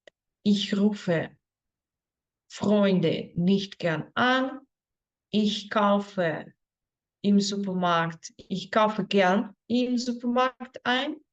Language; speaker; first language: German; non-native, fluent; Spanish